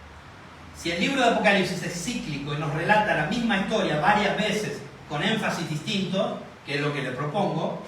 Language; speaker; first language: Spanish; native; Spanish